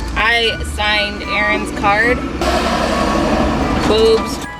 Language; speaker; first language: English; native; English